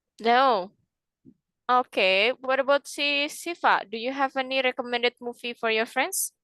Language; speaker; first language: English; non-native, fluent; Indonesian